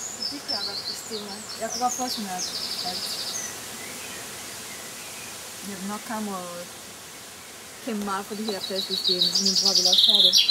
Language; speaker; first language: Danish; non-native, fluent; Romanian